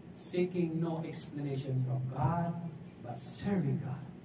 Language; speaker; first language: English; non-native, local second language; Filipino